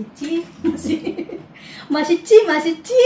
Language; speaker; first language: Korean; non-native, learner; Filipino